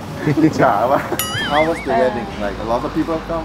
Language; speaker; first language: English; non-native, fluent; Thai